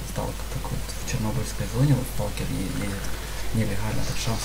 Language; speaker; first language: Russian; native; Russian